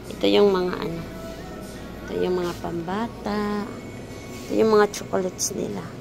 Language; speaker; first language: Filipino; non-native, local second language; Cebuano